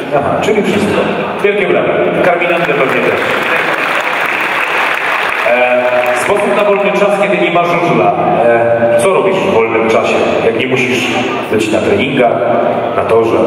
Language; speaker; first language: Polish; native; Polish